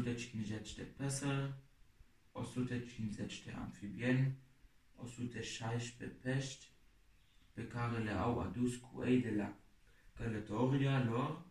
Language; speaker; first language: Romanian; early bilingual, heritage; Romanian